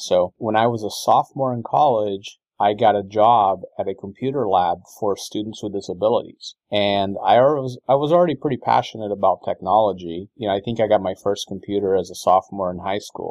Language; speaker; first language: English; non-native, fluent; Portuguese